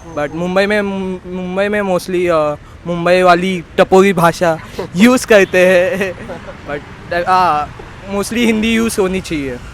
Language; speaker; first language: Hindi; native; Hindi